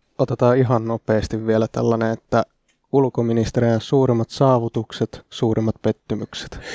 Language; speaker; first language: Finnish; native; Finnish